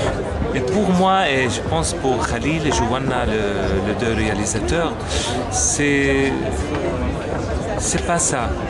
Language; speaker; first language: French; non-native, local second language; Arabic